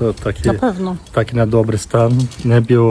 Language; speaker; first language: Polish; non-native, learner; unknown